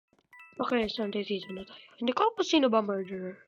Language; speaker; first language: Filipino; native; Filipino